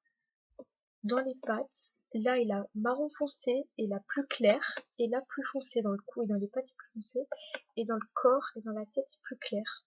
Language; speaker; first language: French; native; French